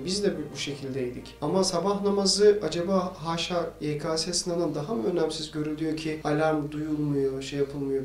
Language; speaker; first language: Turkish; native; Turkish